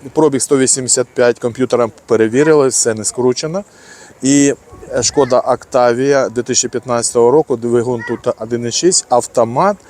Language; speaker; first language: Ukrainian; non-native, local second language; Russian